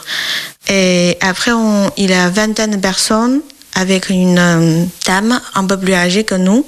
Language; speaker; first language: French; non-native, learner; Chinese